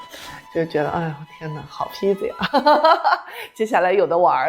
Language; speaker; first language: Chinese; native; Chinese